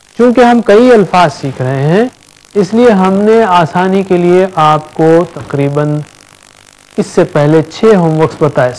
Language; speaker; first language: Hindi; non-native, local second language; Urdu